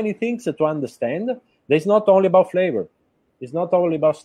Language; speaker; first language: English; non-native, fluent; Italian